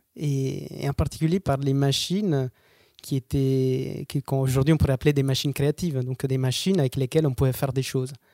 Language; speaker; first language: French; non-native, fluent; Italian